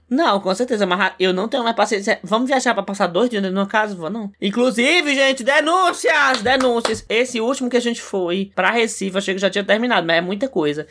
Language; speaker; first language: Portuguese; native; Portuguese